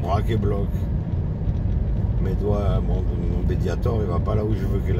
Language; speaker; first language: French; native; French